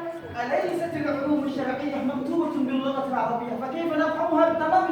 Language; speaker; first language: Arabic; non-native, learner; Indonesian